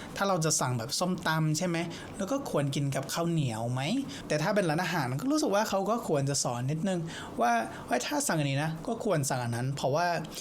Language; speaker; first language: Thai; non-native, fluent; English